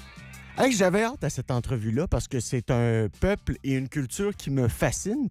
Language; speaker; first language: French; native; French